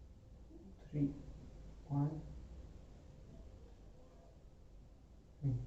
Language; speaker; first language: English; non-native, local second language; Hindi